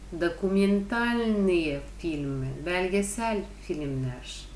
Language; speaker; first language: Turkish; non-native, fluent; Russian